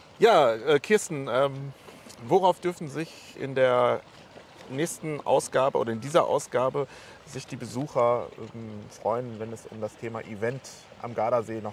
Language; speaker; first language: German; native; German